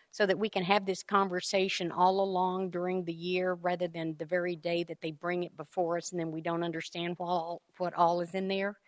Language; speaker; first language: English; native; English